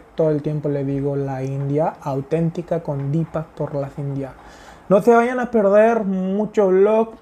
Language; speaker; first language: Spanish; non-native, fluent; Hindi